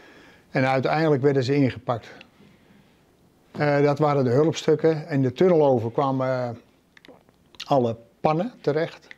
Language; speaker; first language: Dutch; native; Dutch